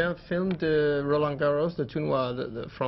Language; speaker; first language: French; non-native, learner; English